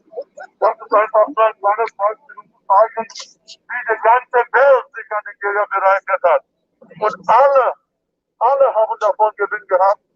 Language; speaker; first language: German; non-native, fluent; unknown